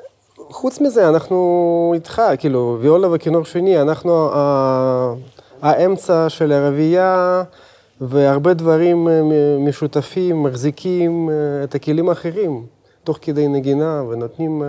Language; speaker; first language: Hebrew; non-native, fluent; Russian